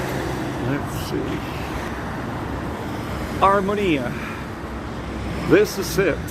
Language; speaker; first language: English; non-native, fluent; Spanish